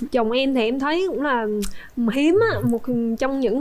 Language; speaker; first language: Vietnamese; native; Vietnamese